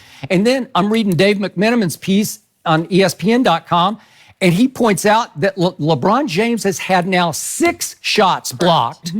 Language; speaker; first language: English; native; English